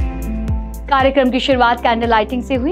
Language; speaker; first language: Hindi; native; Hindi